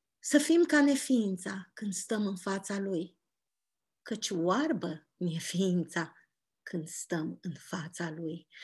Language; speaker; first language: Romanian; native; Romanian